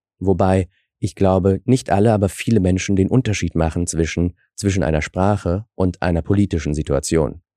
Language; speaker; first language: German; early bilingual, other home language; Russian